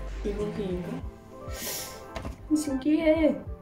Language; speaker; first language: Korean; non-native, fluent; Dutch